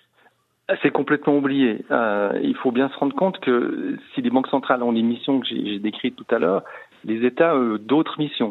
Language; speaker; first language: French; native; French